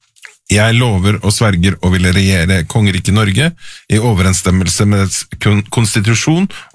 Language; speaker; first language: Norwegian; native; Norwegian